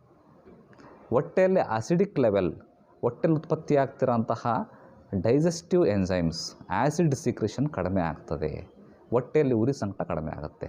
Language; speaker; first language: Kannada; native; Kannada